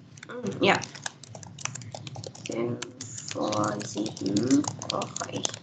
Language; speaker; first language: German; non-native, fluent; Indonesian